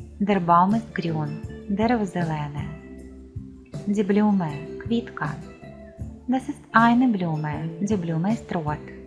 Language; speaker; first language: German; non-native, fluent; Ukrainian